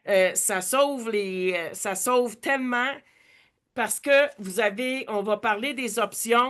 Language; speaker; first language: French; native; French